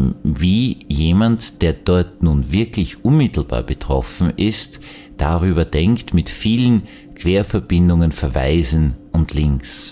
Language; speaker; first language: German; native; German